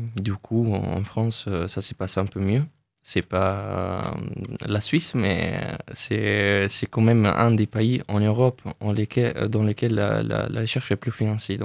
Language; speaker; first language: French; non-native, fluent; Italian